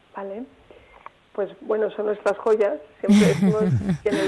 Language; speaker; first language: Spanish; native; Spanish